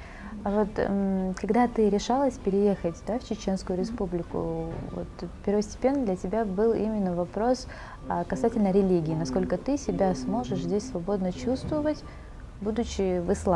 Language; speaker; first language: Russian; native; Russian